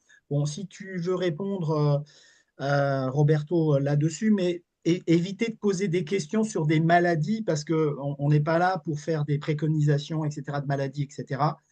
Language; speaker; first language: French; native; French